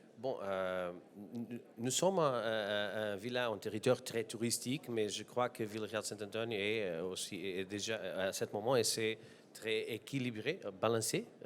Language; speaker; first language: French; non-native, learner; Portuguese